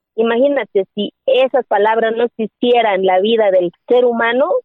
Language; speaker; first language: Spanish; non-native, local second language; Zapotec